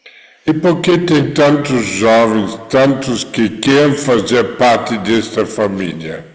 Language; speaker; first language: Portuguese; non-native, fluent; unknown